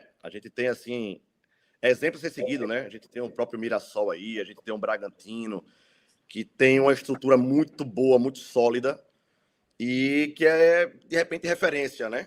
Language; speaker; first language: Portuguese; native; Portuguese